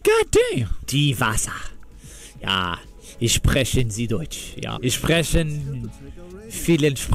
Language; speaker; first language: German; non-native, learner; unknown